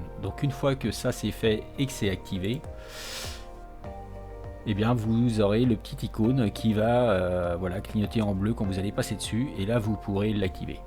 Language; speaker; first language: French; native; French